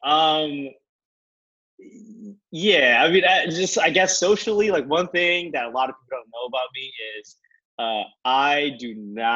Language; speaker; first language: English; native; English